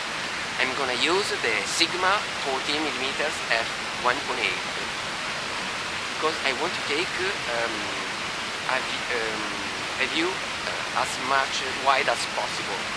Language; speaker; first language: English; non-native, fluent; Italian